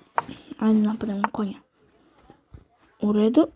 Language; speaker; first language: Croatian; early bilingual, heritage; Croatian